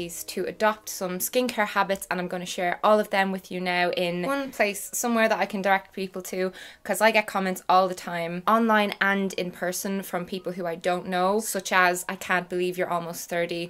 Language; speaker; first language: English; native; English